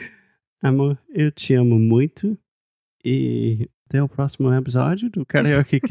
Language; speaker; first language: Portuguese; non-native, fluent; English